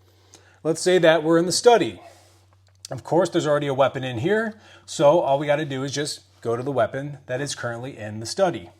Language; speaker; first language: English; native; English